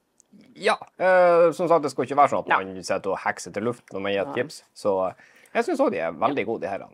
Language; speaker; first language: Norwegian; native; Norwegian